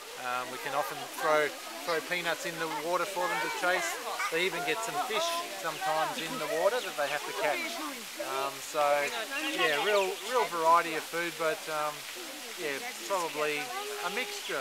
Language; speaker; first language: English; native; English